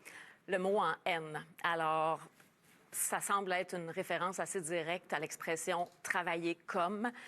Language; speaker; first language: French; native; French